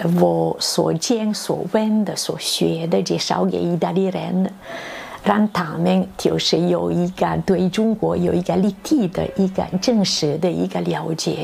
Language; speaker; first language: Chinese; non-native, fluent; Italian